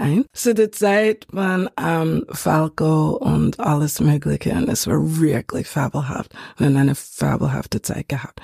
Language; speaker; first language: German; non-native, fluent; English